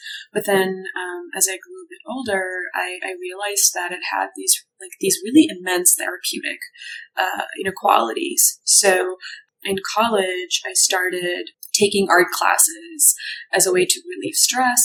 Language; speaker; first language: English; non-native, local second language; Urdu